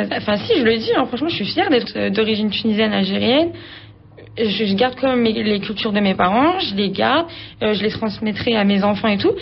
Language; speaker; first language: French; early bilingual, other home language; Arabic